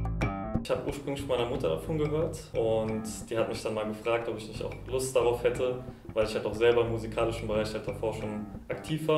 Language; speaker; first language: German; native; German